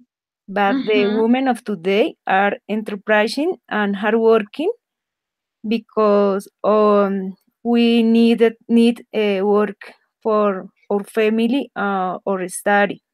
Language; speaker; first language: English; non-native, learner; Spanish